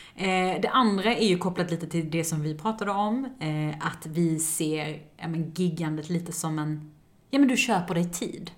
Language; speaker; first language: Swedish; early bilingual, other home language; Persian